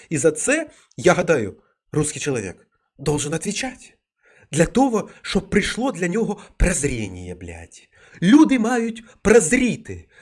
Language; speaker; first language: Ukrainian; non-native, local second language; Russian